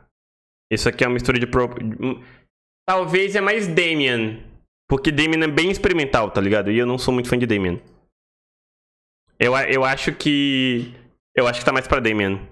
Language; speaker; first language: Portuguese; native; Portuguese